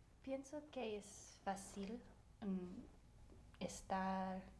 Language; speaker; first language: Spanish; non-native, learner; English